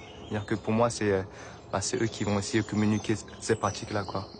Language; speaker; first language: French; native; French